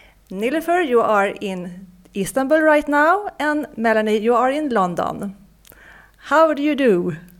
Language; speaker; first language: English; non-native, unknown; Swedish